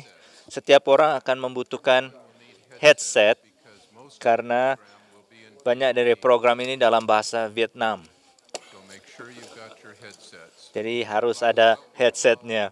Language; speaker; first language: Indonesian; non-native, fluent; English